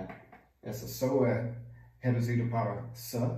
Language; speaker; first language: Portuguese; non-native, fluent; English